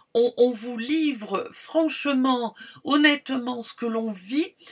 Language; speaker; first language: French; native; French